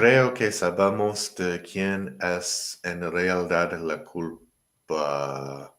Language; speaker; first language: Spanish; non-native, learner; English